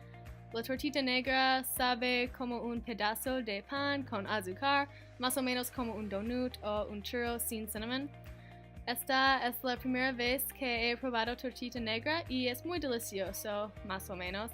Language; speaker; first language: Spanish; non-native, learner; English